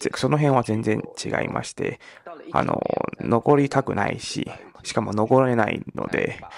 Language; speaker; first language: Japanese; non-native, fluent; Malay